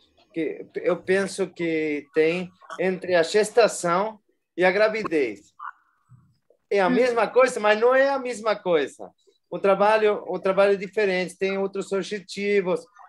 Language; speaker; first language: Portuguese; non-native, fluent; Spanish